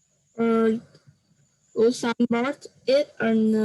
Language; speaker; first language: English; non-native, learner; Vietnamese